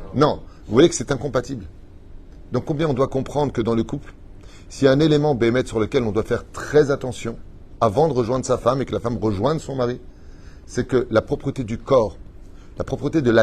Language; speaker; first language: French; native; French